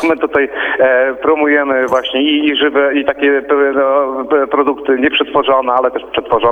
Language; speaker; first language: Polish; native; Polish